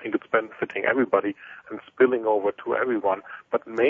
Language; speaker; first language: English; non-native, fluent; Italian